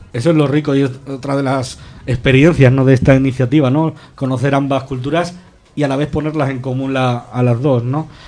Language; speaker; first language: Spanish; native; Spanish